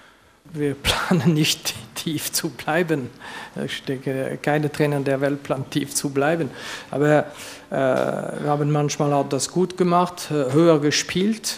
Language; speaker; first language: German; non-native, fluent; French